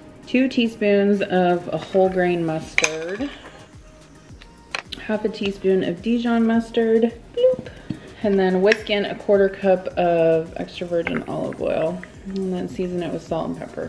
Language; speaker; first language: English; native; English